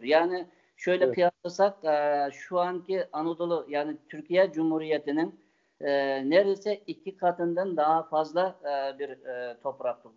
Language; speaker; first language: Turkish; non-native, fluent; Uyghur